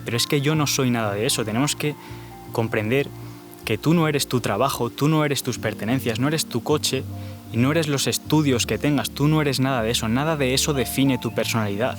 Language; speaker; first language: Spanish; native; Spanish